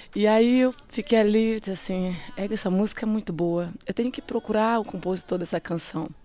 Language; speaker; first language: Portuguese; native; Portuguese